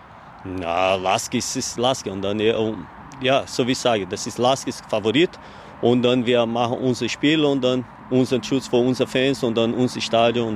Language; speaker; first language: German; non-native, learner; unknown